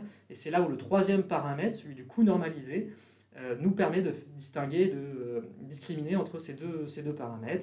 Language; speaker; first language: French; native; French